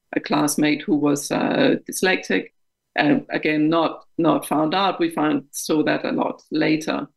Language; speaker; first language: English; non-native, fluent; Danish